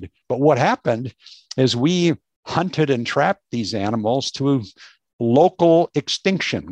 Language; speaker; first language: English; native; English